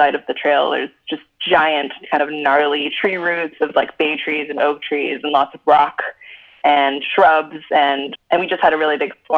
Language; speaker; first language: English; native; English